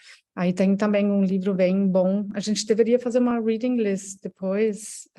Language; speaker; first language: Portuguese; non-native, fluent; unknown